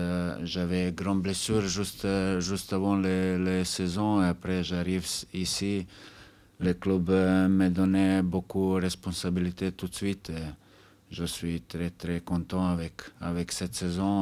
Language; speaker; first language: French; non-native, fluent; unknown